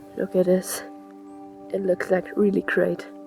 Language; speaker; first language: English; non-native, learner; German